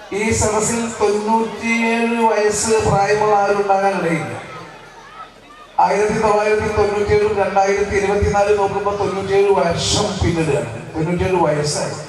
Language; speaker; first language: Malayalam; native; Malayalam